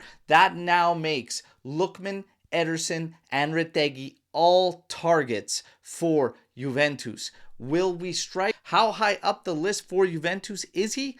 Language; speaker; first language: English; native; English